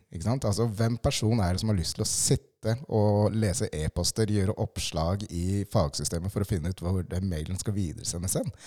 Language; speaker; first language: Norwegian; early bilingual, other home language; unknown